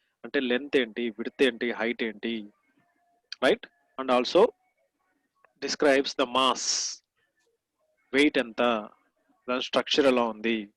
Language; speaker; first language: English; non-native, local second language; Telugu